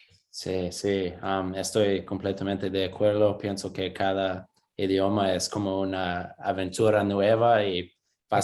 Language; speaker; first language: Spanish; non-native, fluent; English